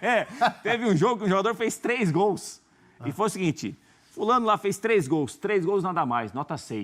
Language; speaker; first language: Portuguese; native; Portuguese